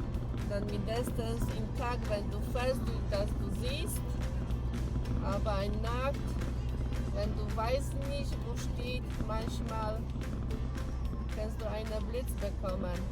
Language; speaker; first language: German; non-native, learner; Polish